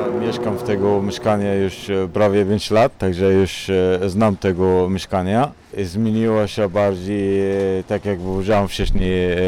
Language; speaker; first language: Polish; non-native, learner; Arabic